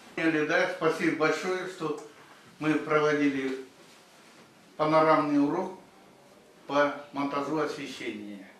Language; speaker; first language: Russian; non-native, local second language; Kazakh